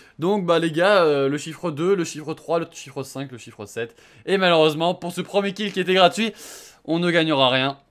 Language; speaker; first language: French; native; French